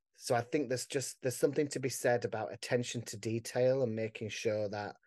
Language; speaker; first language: English; native; English